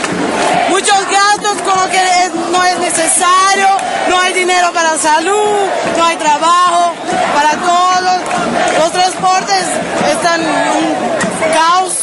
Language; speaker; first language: Spanish; non-native, local second language; Portuguese